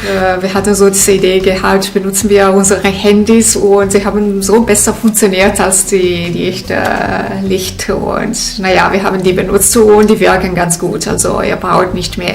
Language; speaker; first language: German; non-native, fluent; Italian